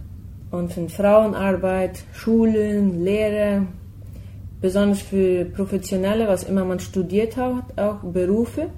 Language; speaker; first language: German; non-native, fluent; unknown